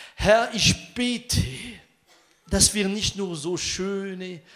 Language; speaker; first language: German; non-native, fluent; French